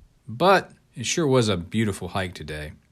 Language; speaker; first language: English; native; English